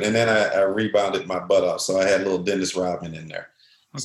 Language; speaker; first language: English; native; English